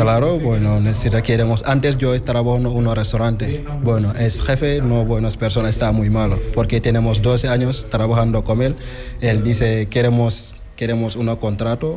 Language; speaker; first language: Spanish; non-native, learner; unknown